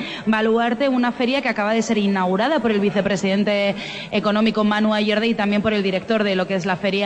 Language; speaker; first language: Spanish; native; Spanish